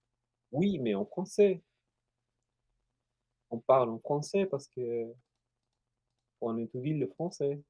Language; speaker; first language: French; non-native, fluent; Spanish